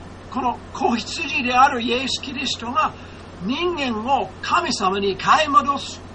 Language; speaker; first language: Japanese; non-native, fluent; English